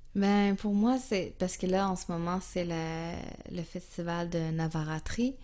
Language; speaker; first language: French; native; French